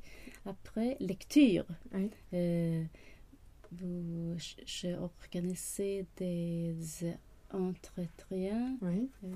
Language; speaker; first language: French; non-native, learner; Swedish